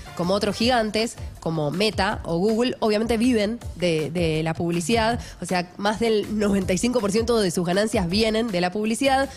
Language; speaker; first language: Spanish; native; Spanish